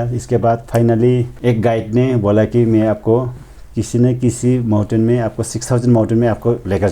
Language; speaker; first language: Hindi; non-native, fluent; Sherpa